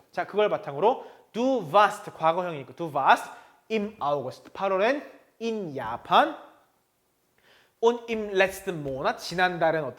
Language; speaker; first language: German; non-native, fluent; Korean